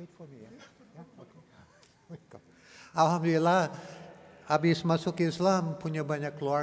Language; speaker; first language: Indonesian; non-native, learner; English